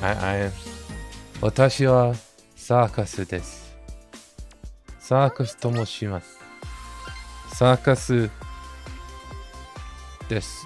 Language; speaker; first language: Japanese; non-native, learner; English